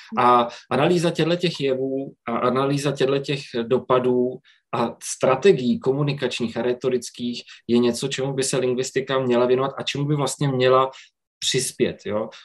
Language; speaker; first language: Czech; native; Czech